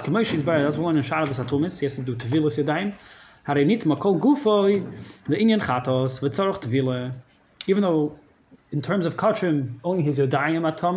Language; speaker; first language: English; native; English